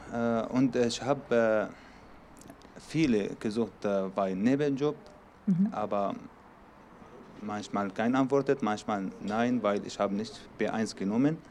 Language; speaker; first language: German; non-native, learner; Arabic